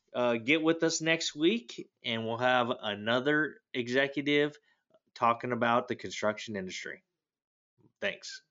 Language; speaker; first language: English; native; English